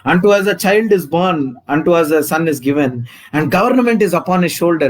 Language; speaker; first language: English; non-native, local second language; Telugu